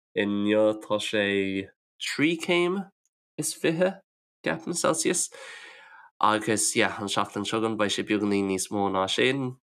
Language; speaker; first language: Irish; non-native, local second language; English